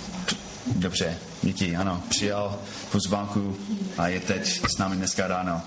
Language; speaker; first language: Czech; non-native, fluent; English